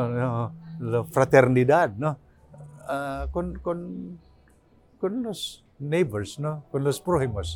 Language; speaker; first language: Spanish; non-native, learner; Cebuano